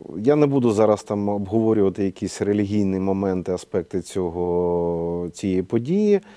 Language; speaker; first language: Ukrainian; native; Ukrainian